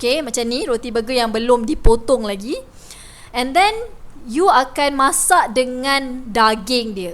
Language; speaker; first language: Malay; native; Malay